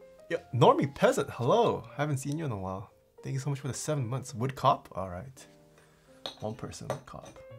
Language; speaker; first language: English; early bilingual, other home language; Korean